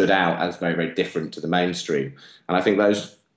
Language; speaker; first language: English; native; English